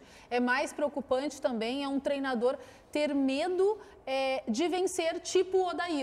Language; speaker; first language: Portuguese; native; Portuguese